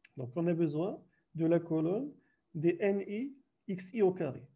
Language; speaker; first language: French; non-native, local second language; Arabic